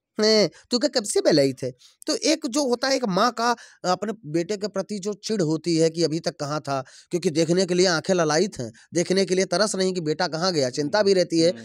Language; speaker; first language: Hindi; native; Hindi